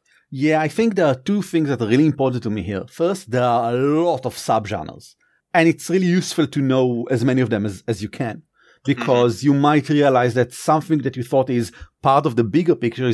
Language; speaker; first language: English; non-native, fluent; Hebrew